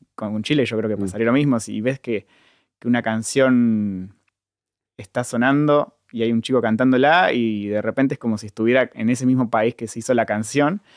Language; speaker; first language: Spanish; native; Spanish